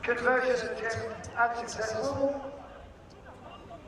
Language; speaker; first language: English; native; English